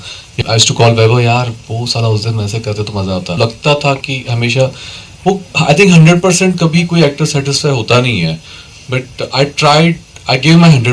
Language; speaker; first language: Hindi; native; Hindi